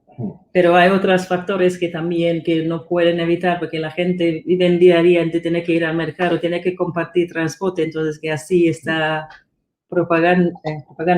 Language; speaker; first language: Spanish; non-native, fluent; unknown